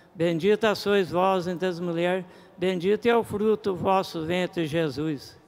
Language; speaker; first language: Portuguese; native; Portuguese